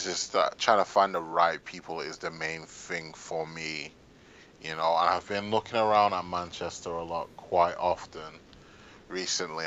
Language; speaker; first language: English; native; English